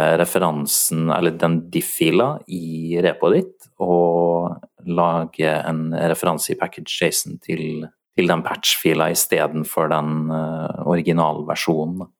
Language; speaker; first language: Norwegian; native; Norwegian